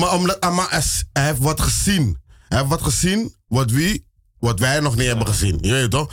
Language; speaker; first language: Dutch; native; Dutch